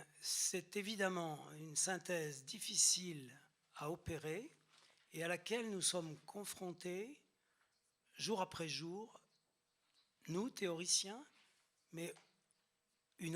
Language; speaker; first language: French; native; French